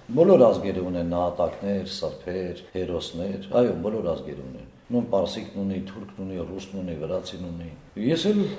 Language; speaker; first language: Armenian; early bilingual, heritage; Armenian